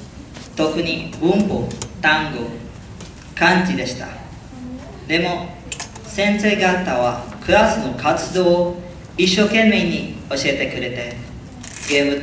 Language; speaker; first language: Japanese; non-native, learner; Filipino